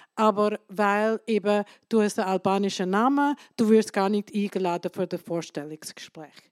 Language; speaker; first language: German; non-native, fluent; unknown